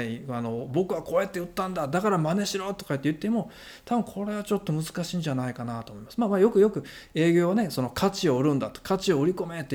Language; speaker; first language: Japanese; native; Japanese